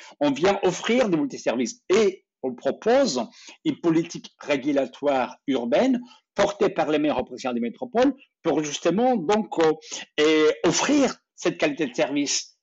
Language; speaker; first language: French; non-native, fluent; Spanish